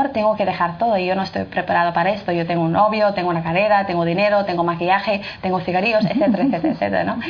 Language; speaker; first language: Spanish; non-native, fluent; French